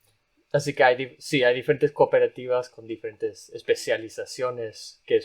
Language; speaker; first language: Spanish; non-native, fluent; English